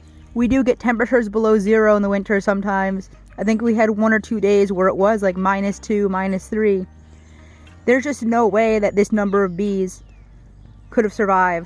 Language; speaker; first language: English; native; English